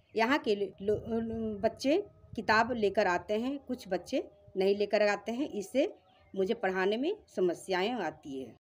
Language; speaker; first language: Hindi; native; Hindi